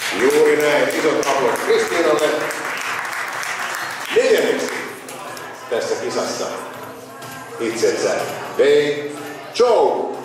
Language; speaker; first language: Finnish; native; Finnish